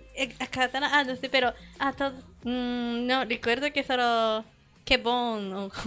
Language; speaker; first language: Spanish; non-native, fluent; Japanese